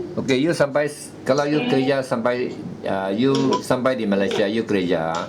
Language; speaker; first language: Malay; non-native, local second language; Chinese